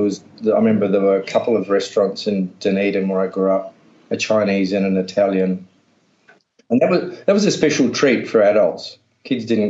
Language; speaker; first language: English; native; English